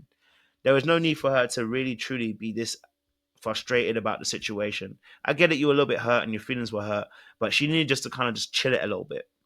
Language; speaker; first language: English; native; English